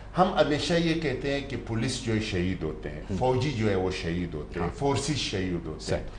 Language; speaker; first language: Urdu; non-native, local second language; Pashto